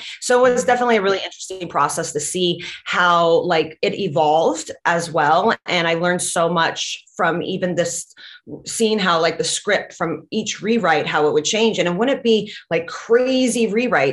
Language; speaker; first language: English; non-native, fluent; Latvian